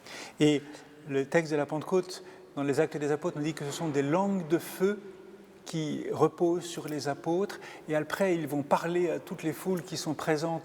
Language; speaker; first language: French; native; French